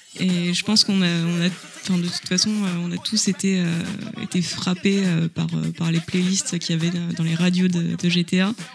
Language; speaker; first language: French; native; French